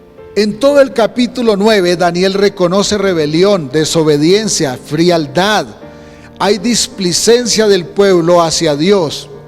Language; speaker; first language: Spanish; native; Spanish